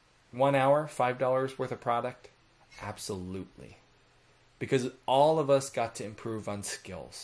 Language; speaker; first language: English; native; English